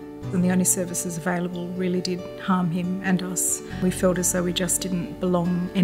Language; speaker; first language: English; native; English